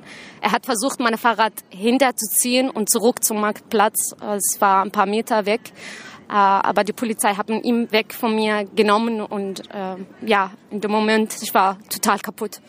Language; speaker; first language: German; non-native, learner; Arabic